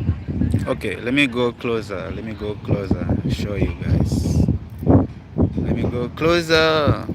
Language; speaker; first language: English; non-native, local second language; Shona